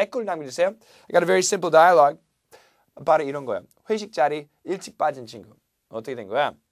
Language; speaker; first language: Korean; non-native, fluent; English